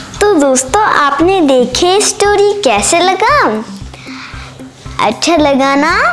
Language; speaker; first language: Hindi; native; Hindi